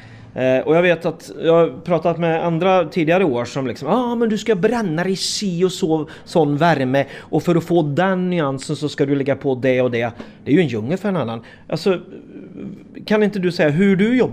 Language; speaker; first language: Swedish; native; Swedish